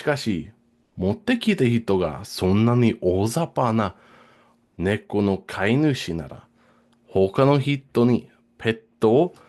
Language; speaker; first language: Japanese; non-native, fluent; English